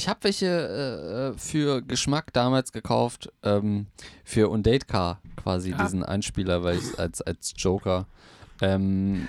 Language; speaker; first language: German; native; German